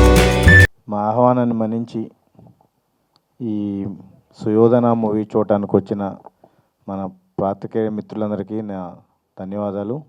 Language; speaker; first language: Telugu; native; Telugu